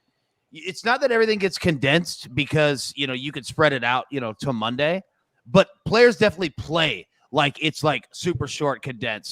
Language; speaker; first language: English; native; English